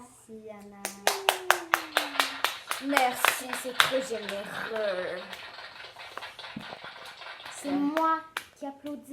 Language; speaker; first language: French; native; French